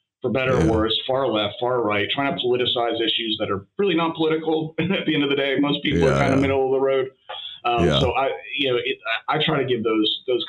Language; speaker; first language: English; native; English